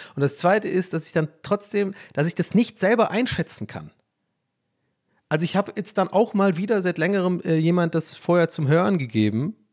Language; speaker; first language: German; native; German